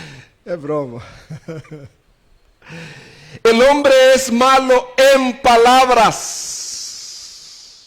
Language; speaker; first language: Spanish; native; Spanish